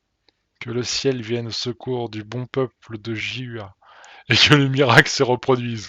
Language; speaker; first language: French; native; French